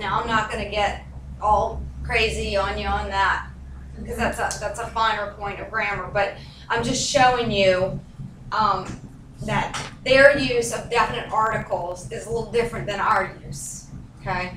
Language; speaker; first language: English; native; English